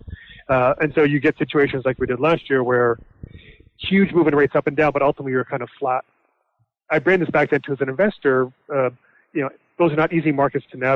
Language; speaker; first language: English; native; English